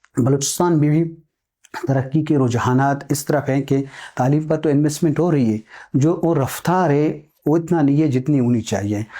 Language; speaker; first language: Urdu; non-native, local second language; Baluchi